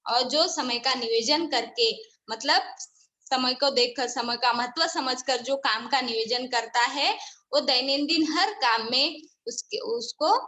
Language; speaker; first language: Hindi; non-native, local second language; Marathi